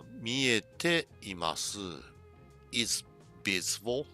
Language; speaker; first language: Japanese; non-native, learner; English